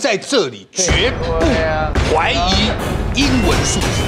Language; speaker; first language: Chinese; native; Chinese